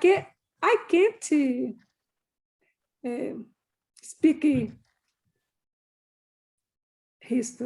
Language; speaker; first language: English; non-native, learner; Portuguese